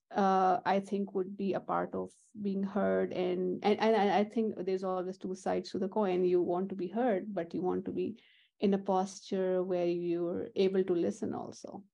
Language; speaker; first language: English; non-native, local second language; Urdu